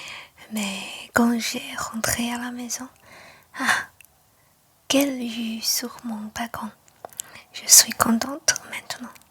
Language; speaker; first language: French; non-native, learner; Chinese